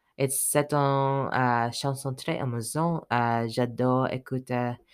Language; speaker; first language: French; non-native, learner; English